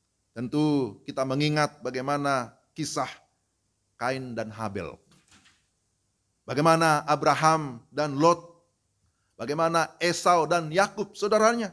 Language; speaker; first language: Indonesian; native; Indonesian